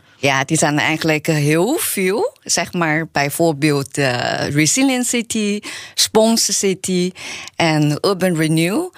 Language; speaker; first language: Dutch; non-native, learner; Chinese